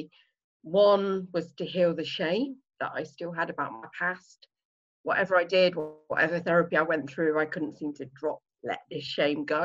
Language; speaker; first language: English; native; English